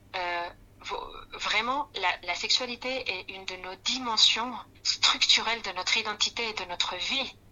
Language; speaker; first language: French; non-native, fluent; Spanish